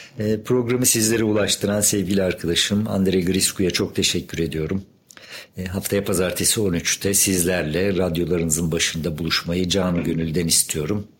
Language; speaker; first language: Turkish; native; Turkish